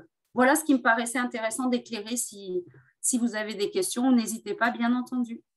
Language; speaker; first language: French; native; French